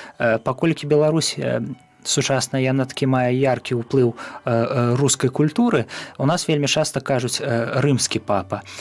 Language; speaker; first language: Belarusian; native; Belarusian